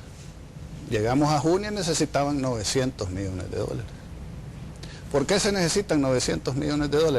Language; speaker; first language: Spanish; native; Spanish